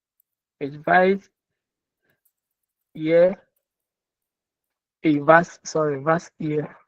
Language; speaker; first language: German; non-native, learner; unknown